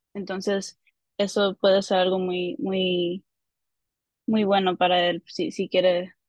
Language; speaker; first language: Spanish; early bilingual, heritage; Spanish